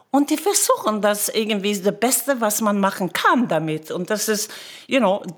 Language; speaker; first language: German; non-native, fluent; Norwegian